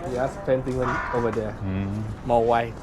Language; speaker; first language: English; non-native, learner; Vietnamese